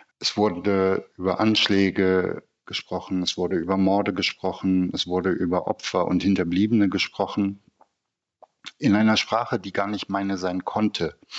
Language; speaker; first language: German; early bilingual, other home language; Turkish